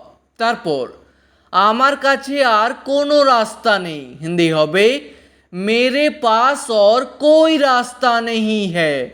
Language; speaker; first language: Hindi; non-native, fluent; Bangla